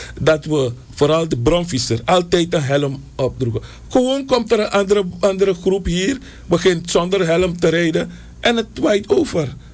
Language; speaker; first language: Dutch; native; Dutch